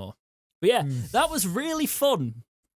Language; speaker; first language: English; native; English